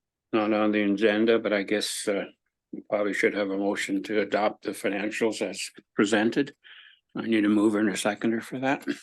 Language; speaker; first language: English; native; English